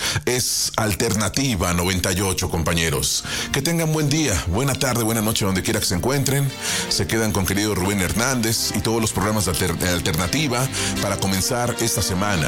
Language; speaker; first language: Spanish; native; Spanish